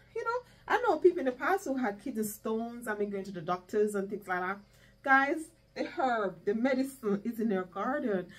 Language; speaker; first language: English; non-native, local second language; Jamaican Creole English